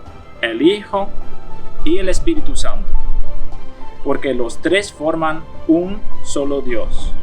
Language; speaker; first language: Spanish; non-native, fluent; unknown